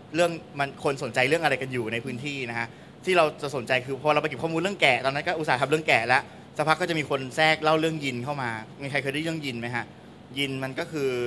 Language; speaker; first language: Thai; native; Thai